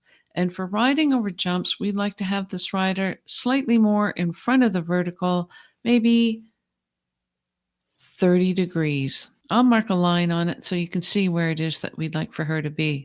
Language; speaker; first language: English; native; English